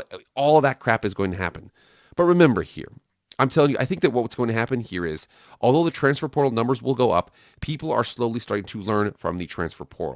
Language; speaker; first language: English; native; English